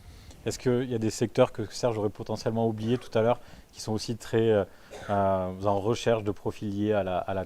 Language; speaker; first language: French; native; French